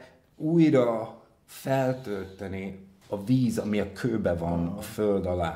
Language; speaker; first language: Hungarian; non-native, fluent; English